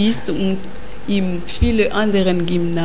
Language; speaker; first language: German; non-native, learner; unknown